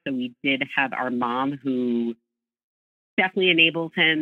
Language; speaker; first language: English; native; English